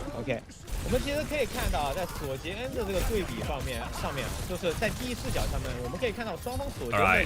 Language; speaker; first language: Chinese; native; Chinese